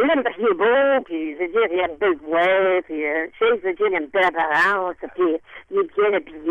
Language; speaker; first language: French; native; French